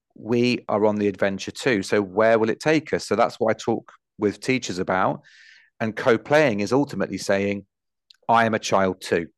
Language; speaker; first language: English; native; English